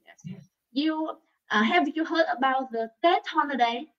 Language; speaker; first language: English; non-native, learner; Vietnamese